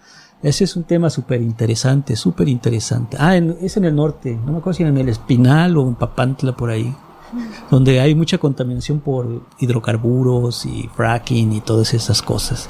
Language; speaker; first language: Spanish; native; Spanish